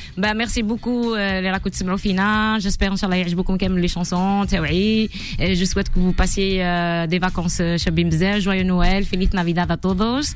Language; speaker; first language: French; non-native, local second language; Kabyle